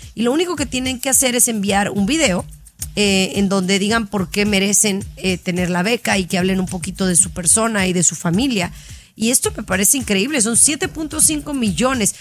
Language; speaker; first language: Spanish; native; Spanish